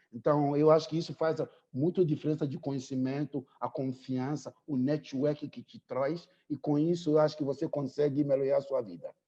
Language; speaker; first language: Portuguese; non-native, fluent; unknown